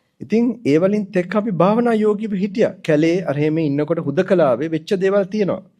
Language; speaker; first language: Sinhala; non-native, fluent; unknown